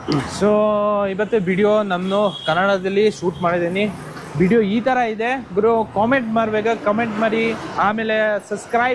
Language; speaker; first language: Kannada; non-native, local second language; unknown